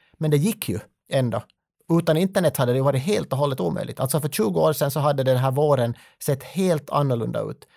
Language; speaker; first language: Swedish; native; Swedish